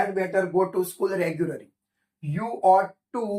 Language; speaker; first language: English; non-native, local second language; Gujarati